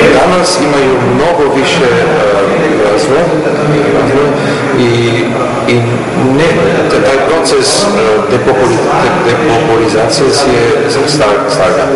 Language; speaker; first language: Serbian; non-native, learner; German